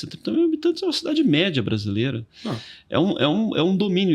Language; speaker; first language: Portuguese; native; Portuguese